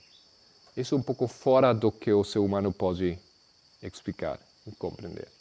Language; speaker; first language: Portuguese; non-native, fluent; Spanish